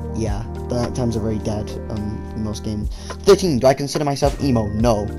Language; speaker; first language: English; native; English